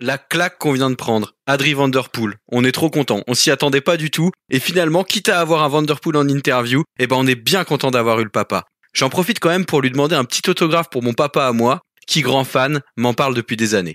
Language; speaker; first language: French; native; French